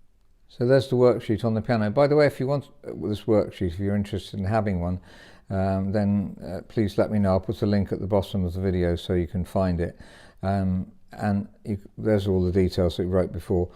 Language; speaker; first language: English; native; English